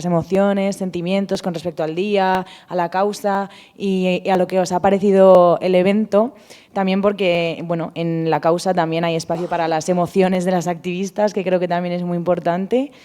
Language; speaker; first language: Spanish; native; Spanish